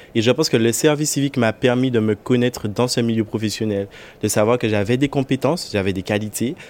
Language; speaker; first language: French; native; French